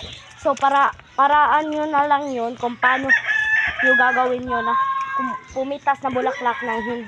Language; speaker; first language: Filipino; non-native, local second language; Cebuano